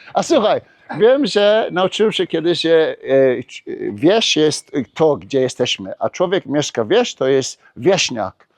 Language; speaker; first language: Polish; early bilingual, heritage; Polish